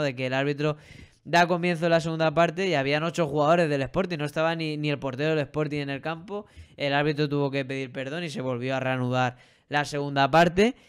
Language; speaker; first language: Spanish; native; Spanish